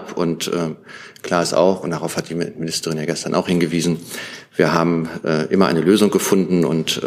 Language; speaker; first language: German; native; German